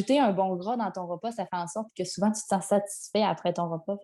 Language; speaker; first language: French; native; French